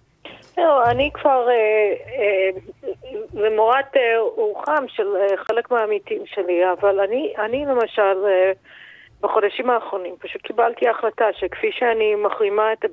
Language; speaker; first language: Hebrew; non-native, fluent; English